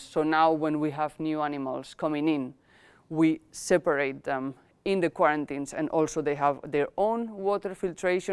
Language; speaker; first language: English; non-native, fluent; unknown